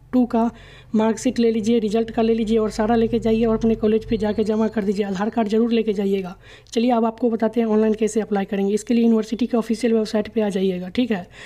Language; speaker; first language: Hindi; native; Hindi